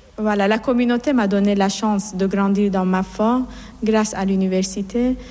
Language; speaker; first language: French; non-native, fluent; Persian